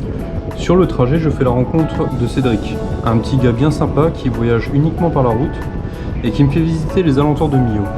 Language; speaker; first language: French; native; French